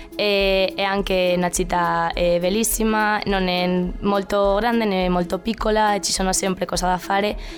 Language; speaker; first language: Italian; non-native, learner; Spanish